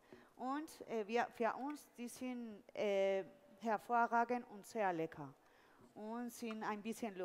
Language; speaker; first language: German; non-native, fluent; Spanish